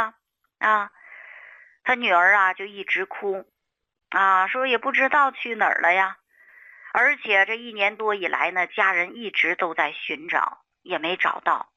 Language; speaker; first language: Chinese; native; Chinese